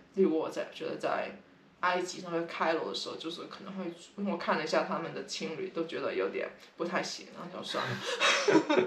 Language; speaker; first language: Chinese; non-native, local second language; Cantonese